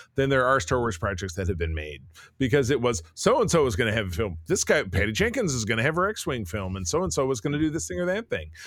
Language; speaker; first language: English; native; English